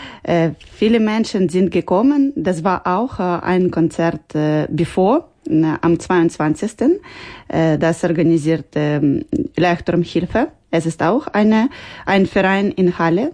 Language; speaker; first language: German; non-native, learner; Ukrainian